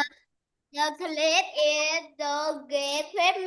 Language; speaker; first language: English; non-native, learner; Vietnamese